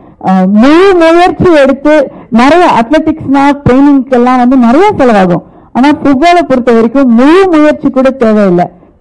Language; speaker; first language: Tamil; native; Tamil